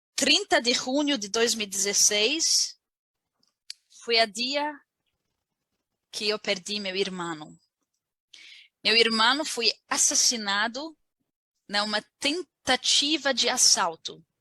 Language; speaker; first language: Portuguese; non-native, learner; Arabic